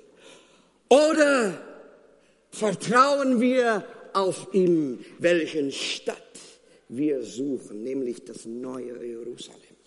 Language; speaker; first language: German; non-native, fluent; Afrikaans